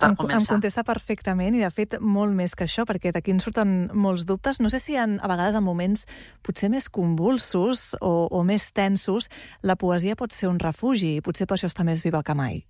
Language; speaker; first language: Catalan; native; Catalan